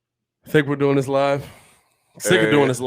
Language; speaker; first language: English; native; English